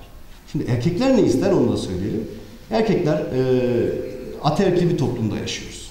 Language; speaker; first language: Turkish; native; Turkish